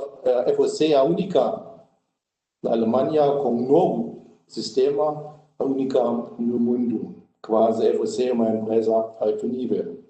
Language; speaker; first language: Portuguese; non-native, learner; German